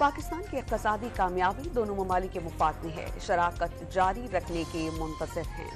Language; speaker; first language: Urdu; native; Urdu